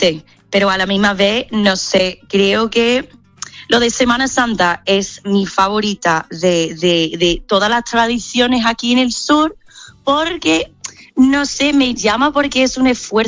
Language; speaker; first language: Spanish; non-native, fluent; English